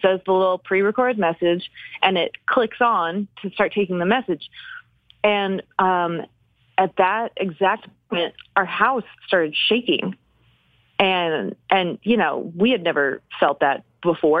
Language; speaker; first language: English; native; English